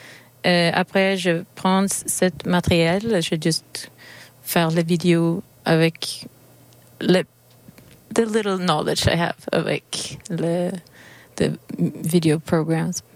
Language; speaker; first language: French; non-native, learner; Swedish